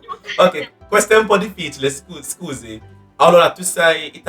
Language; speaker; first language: Italian; non-native, learner; English